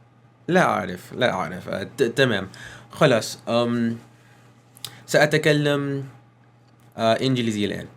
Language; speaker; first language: Arabic; non-native, learner; English